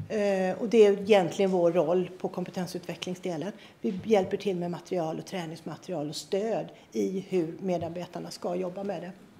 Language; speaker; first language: Swedish; native; Swedish